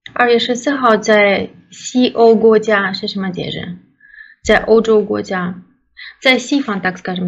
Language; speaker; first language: Chinese; non-native, fluent; Russian